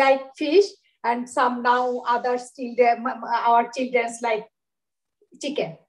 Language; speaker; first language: English; non-native, learner; Bangla